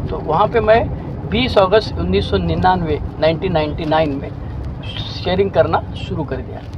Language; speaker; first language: Hindi; non-native, local second language; Marathi